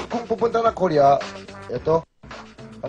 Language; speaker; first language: Filipino; non-native, learner; Korean